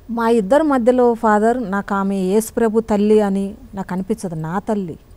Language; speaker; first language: Telugu; native; Telugu